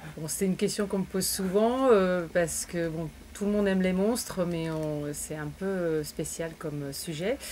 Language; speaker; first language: French; non-native, fluent; Spanish